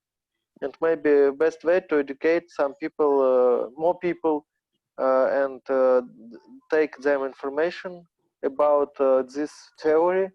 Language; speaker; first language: English; non-native, learner; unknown